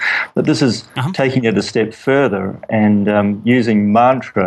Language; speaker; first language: English; native; English